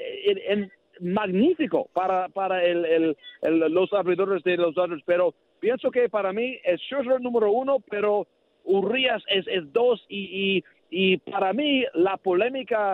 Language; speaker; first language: Spanish; non-native, learner; English